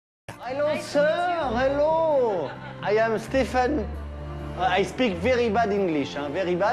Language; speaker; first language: English; non-native, learner; French